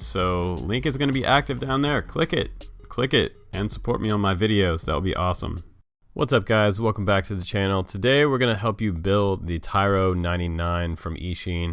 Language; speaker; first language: English; native; English